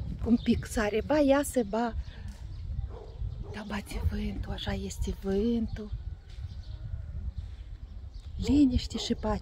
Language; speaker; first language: Romanian; non-native, learner; Russian